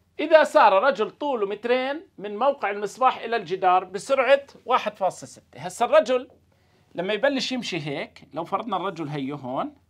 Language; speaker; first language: Arabic; native; Arabic